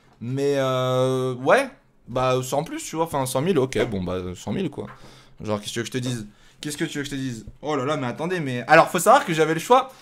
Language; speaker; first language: French; native; French